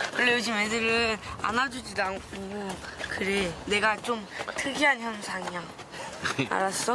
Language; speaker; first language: Korean; early bilingual, other home language; Russian